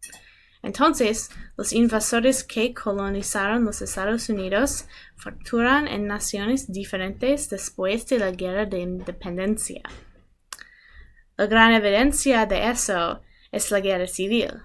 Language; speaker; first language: Spanish; non-native, learner; English